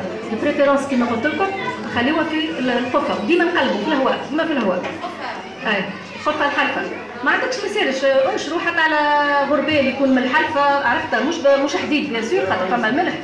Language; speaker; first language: Arabic; native; Arabic